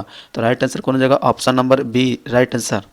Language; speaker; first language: Hindi; native; Hindi